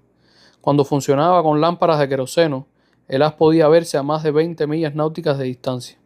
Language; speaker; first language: Spanish; native; Spanish